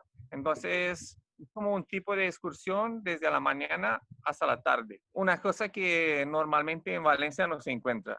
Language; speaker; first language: Spanish; non-native, fluent; Romanian